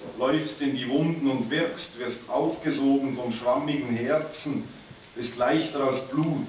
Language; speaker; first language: German; native; German